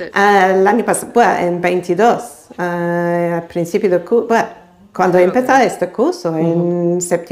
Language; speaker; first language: Spanish; non-native, fluent; English